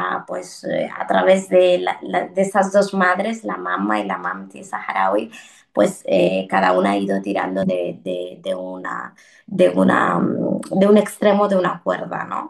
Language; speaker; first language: Spanish; early bilingual, other home language; Arabic